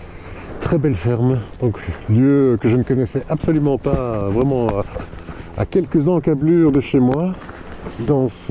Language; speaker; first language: French; native; French